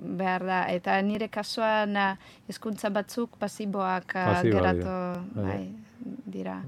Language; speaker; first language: Basque; non-native, learner; Ukrainian